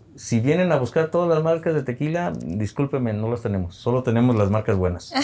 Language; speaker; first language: Spanish; native; Spanish